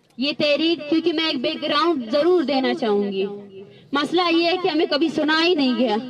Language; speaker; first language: Urdu; non-native, local second language; Baluchi